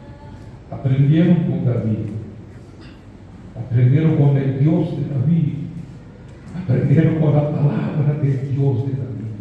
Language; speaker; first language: Spanish; non-native, fluent; Portuguese